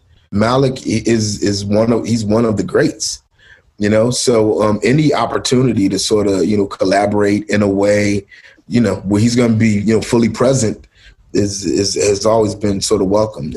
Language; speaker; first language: English; native; English